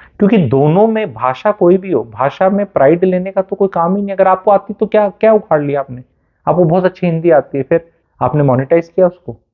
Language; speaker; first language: Hindi; native; Hindi